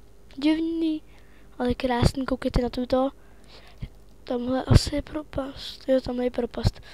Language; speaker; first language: Czech; native; Czech